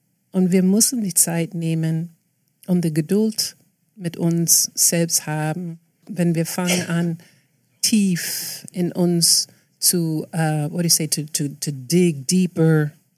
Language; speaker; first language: German; non-native, fluent; English